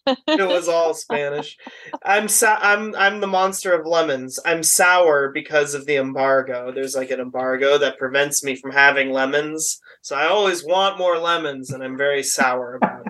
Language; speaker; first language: English; native; English